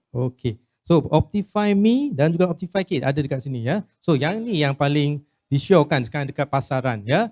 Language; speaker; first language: Malay; non-native, local second language; Chinese